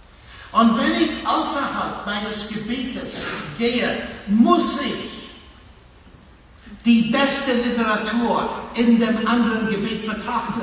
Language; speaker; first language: German; non-native, fluent; English